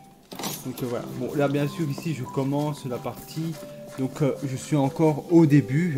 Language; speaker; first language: French; native; French